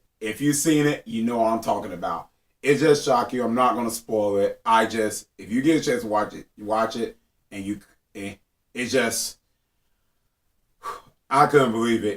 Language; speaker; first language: English; native; English